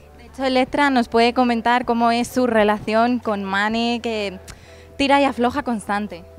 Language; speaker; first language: Spanish; native; Spanish